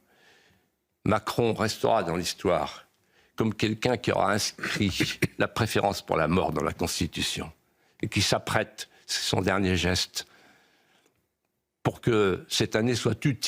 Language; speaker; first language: French; native; French